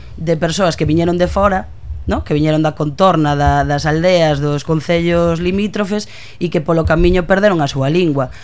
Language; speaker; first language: Galician; non-native, local second language; Spanish